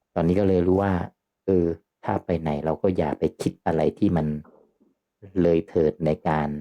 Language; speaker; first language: Thai; native; Thai